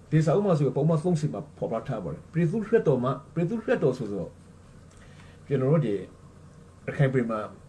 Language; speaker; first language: Burmese; native; Burmese